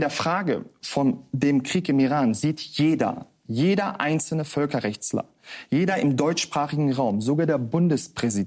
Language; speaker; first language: German; native; German